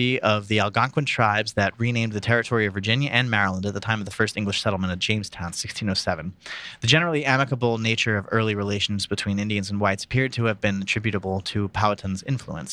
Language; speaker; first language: English; native; English